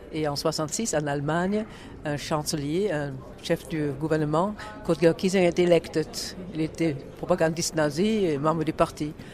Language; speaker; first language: French; non-native, fluent; German